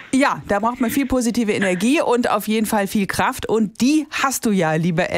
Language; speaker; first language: German; native; German